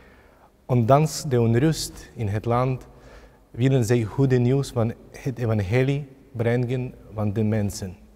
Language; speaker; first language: Dutch; non-native, fluent; Ukrainian